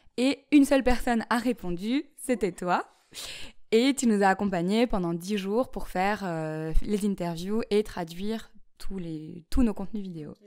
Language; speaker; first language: French; native; French